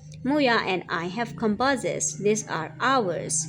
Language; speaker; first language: English; non-native, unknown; Burmese